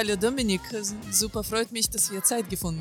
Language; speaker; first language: German; non-native, fluent; Ukrainian